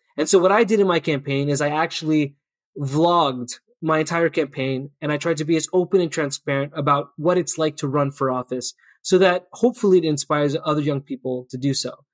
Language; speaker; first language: English; early bilingual, other home language; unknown